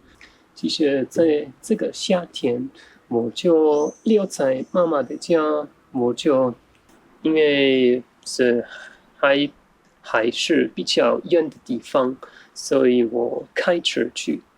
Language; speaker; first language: Chinese; non-native, fluent; German